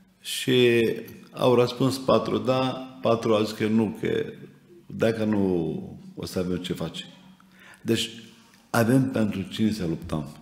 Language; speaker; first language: Romanian; non-native, fluent; Arabic